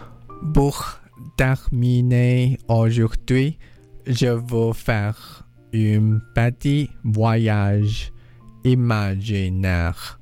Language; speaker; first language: French; non-native, learner; English